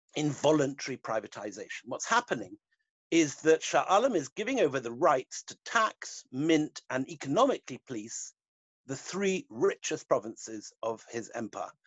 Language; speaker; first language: English; native; English